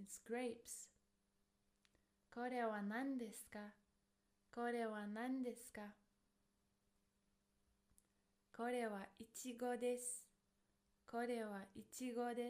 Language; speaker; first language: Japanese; non-native, fluent; English